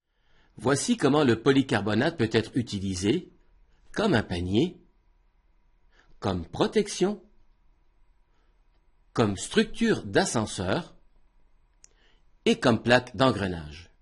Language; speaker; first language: French; native; French